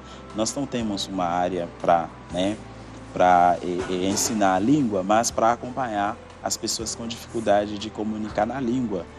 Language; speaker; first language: Portuguese; non-native, fluent; Haitian Creole